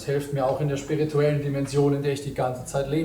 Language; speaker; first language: German; native; German